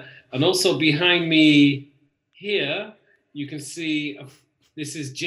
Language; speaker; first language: English; native; English